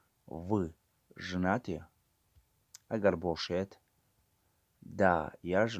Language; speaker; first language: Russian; non-native, learner; Tajik